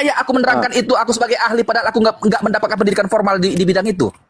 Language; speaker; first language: Indonesian; native; Indonesian